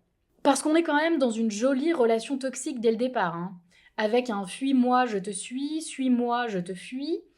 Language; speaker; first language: French; native; French